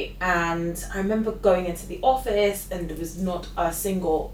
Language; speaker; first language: English; native; English